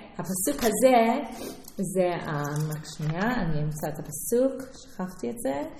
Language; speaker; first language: Hebrew; non-native, fluent; English